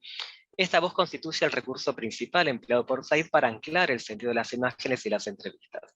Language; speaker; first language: Spanish; native; Spanish